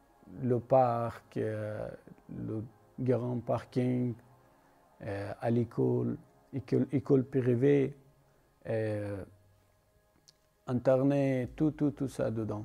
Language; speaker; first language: French; non-native, learner; Persian